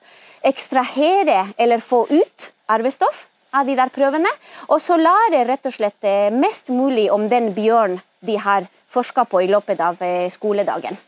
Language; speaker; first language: Norwegian; non-native, fluent; Spanish